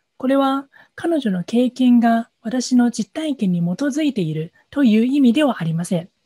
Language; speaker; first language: Japanese; non-native, fluent; Chinese